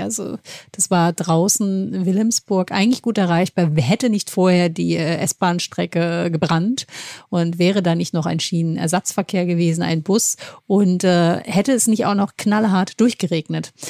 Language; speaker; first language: German; native; German